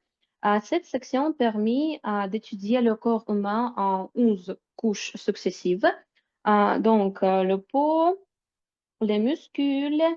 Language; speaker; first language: French; non-native, fluent; Russian